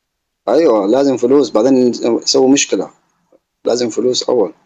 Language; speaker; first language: Arabic; non-native, learner; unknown